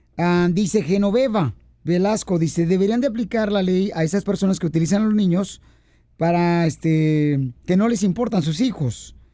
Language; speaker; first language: Spanish; native; Spanish